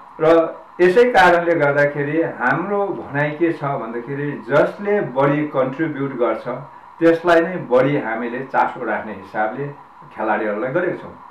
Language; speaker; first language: Nepali; non-native, local second language; Sherpa